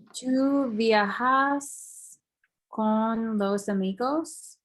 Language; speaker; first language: Spanish; non-native, learner; English